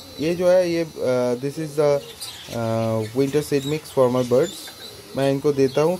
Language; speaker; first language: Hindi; non-native, local second language; Bangla